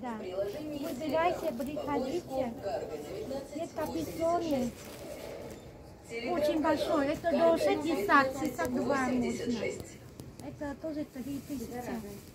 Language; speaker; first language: Russian; non-native, learner; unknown